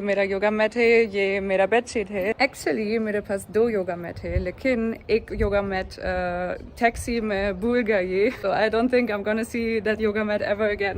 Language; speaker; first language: Hindi; non-native, learner; German